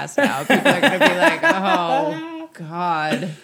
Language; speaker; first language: English; native; English